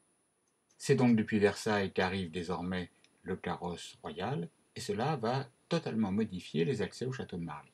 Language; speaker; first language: French; native; French